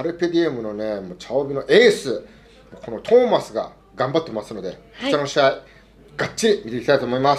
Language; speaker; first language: Japanese; native; Japanese